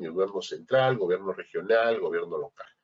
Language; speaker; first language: Spanish; native; Spanish